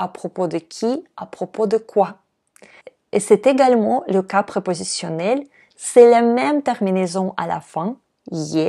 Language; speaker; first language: French; non-native, fluent; Russian